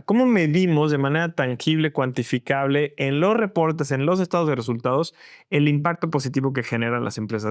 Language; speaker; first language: Spanish; native; Spanish